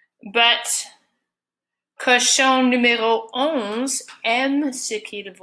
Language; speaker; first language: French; non-native, fluent; English